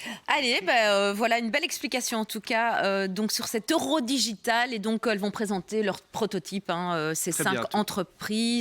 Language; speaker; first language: French; native; French